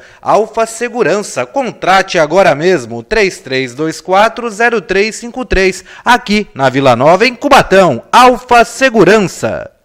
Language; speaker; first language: Portuguese; native; Portuguese